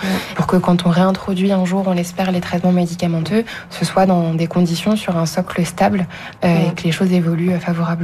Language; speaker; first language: French; native; French